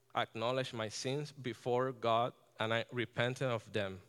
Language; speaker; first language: English; non-native, fluent; Spanish